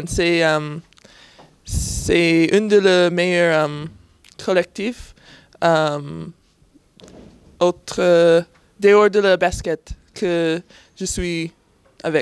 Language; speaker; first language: French; non-native, learner; English